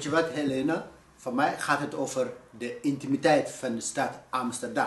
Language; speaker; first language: Dutch; non-native, fluent; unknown